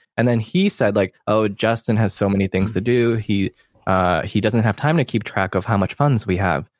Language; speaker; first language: English; non-native, local second language; Cantonese